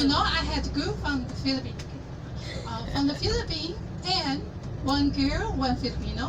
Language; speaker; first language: English; non-native, learner; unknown